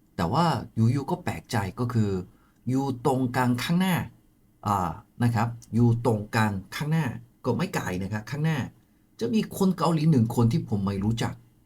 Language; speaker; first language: Thai; non-native, fluent; Korean